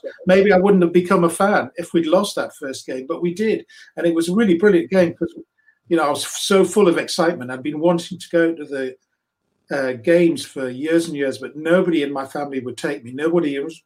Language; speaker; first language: English; native; English